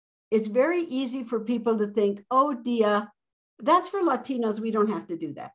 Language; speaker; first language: English; early bilingual, other home language; Spanish